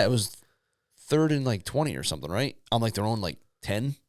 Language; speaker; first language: English; native; English